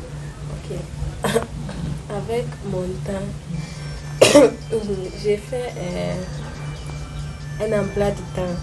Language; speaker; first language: French; non-native, learner; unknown